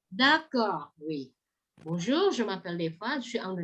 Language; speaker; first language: French; non-native, fluent; Indonesian